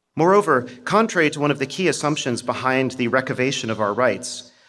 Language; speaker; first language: English; native; English